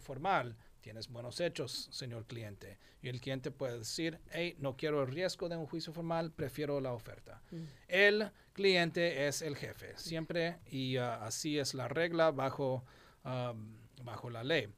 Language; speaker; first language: Spanish; non-native, fluent; English